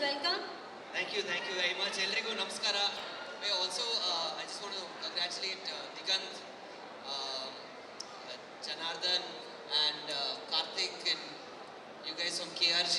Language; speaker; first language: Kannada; non-native, local second language; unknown